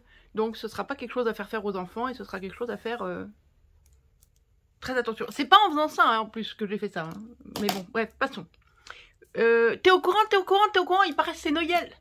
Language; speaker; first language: French; native; French